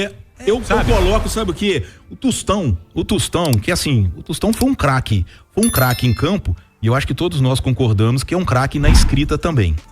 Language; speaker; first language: Portuguese; native; Portuguese